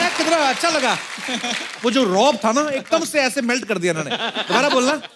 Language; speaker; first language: Hindi; non-native, local second language; Punjabi